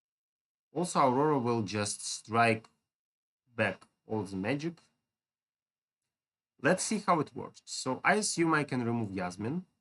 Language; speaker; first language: English; non-native, fluent; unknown